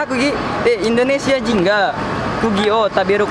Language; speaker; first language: Japanese; non-native, learner; Indonesian